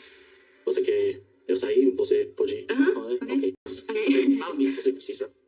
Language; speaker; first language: Portuguese; non-native, learner; English